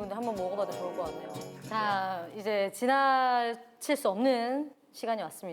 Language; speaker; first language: Korean; native; Korean